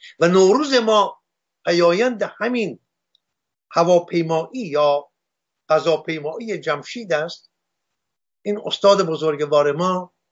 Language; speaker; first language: Persian; non-native, local second language; Armenian